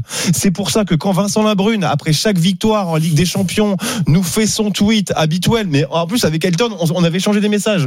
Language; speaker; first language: French; native; French